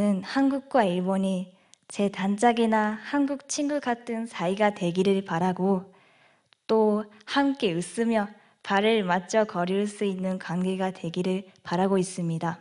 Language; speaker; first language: Korean; non-native, fluent; Japanese